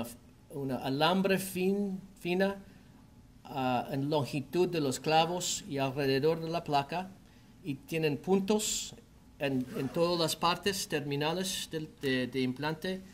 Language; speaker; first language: Spanish; non-native, learner; English